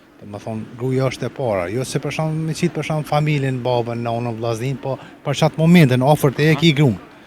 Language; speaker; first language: Albanian; native; Albanian